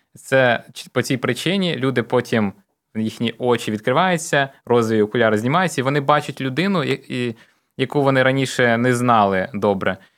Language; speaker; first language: Ukrainian; non-native, local second language; Russian